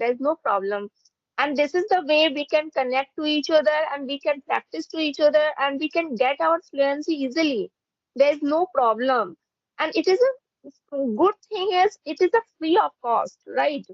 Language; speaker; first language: English; non-native, fluent; Hindi